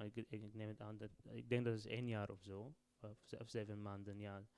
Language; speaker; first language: Dutch; non-native, learner; Arabic